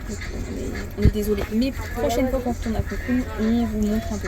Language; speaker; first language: French; native; French